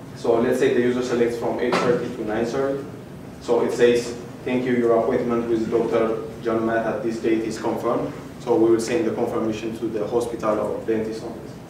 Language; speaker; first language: English; non-native, fluent; Amharic